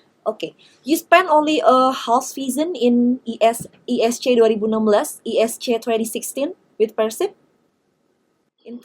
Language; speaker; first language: English; non-native, fluent; Indonesian